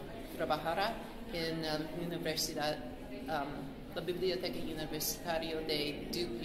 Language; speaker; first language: Spanish; non-native, learner; English